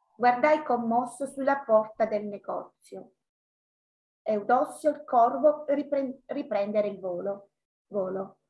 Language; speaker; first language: Italian; native; Italian